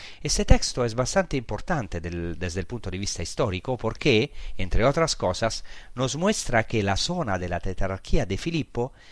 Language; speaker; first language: Spanish; non-native, fluent; Italian